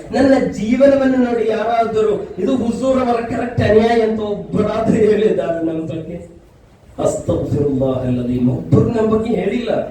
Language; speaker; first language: Kannada; non-native, local second language; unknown